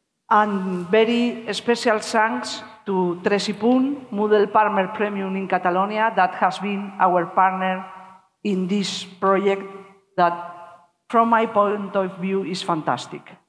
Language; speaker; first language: English; non-native, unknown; Spanish